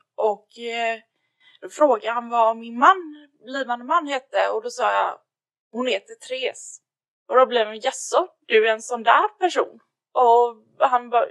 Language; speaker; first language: Swedish; native; Swedish